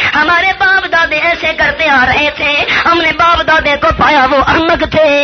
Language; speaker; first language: Urdu; non-native, local second language; Pashto